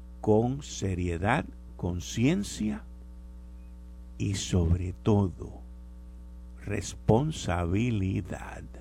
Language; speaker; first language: Spanish; native; Spanish